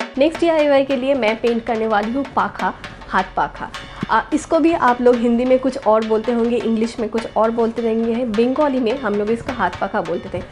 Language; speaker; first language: Hindi; non-native, local second language; Bangla